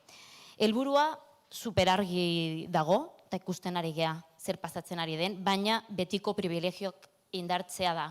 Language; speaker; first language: Basque; non-native, local second language; Catalan